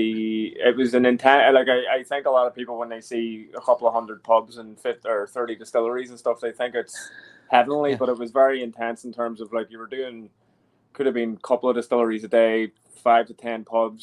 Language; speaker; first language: English; native; English